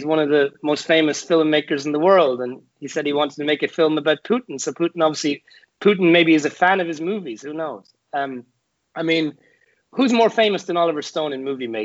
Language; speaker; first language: English; native; English